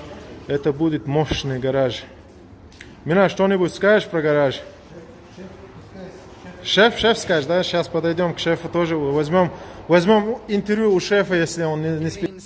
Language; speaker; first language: Russian; non-native, local second language; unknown